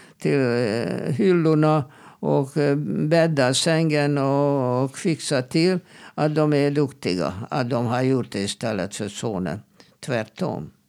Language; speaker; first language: Swedish; non-native, fluent; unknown